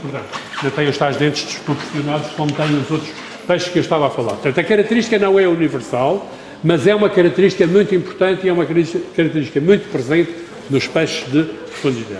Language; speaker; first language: Portuguese; native; Portuguese